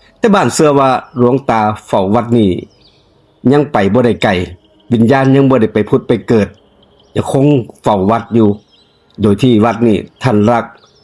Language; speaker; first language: Lao; native; Lao